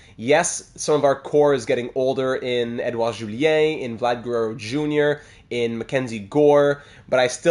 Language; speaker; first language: English; native; English